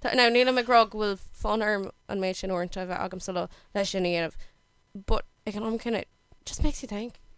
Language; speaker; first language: Irish; non-native, local second language; English